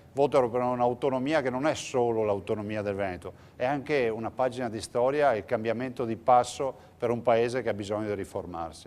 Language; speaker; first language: Italian; native; Italian